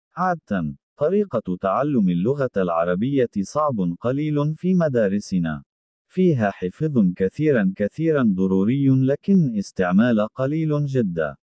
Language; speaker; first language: Arabic; non-native, learner; Bangla